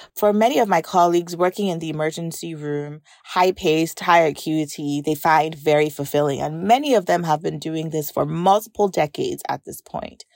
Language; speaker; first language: English; non-native, local second language; Yoruba